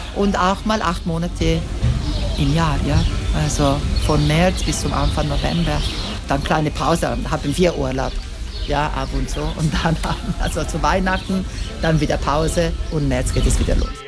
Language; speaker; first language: German; non-native, learner; Italian